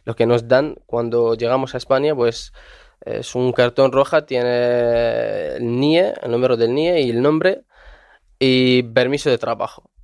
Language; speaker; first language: Spanish; non-native, fluent; Arabic